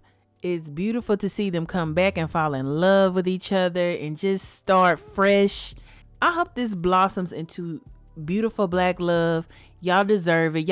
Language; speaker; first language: English; native; English